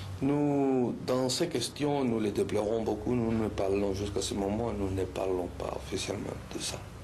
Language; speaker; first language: French; non-native, local second language; Spanish